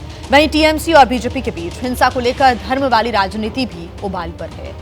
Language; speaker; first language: Hindi; native; Hindi